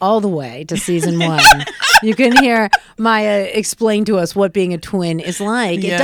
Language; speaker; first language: English; native; English